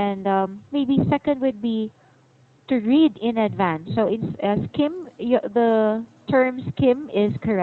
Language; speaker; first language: English; non-native, fluent; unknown